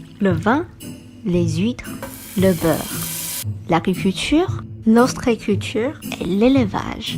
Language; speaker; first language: French; non-native, fluent; Chinese